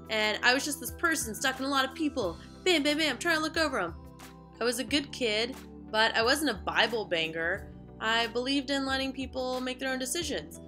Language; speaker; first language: English; native; English